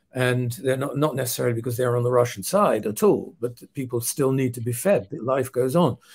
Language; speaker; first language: English; non-native, fluent; Dutch